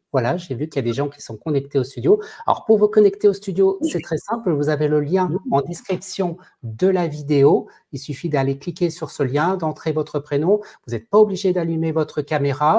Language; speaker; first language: French; native; French